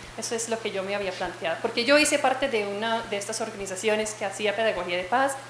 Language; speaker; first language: Spanish; non-native, fluent; English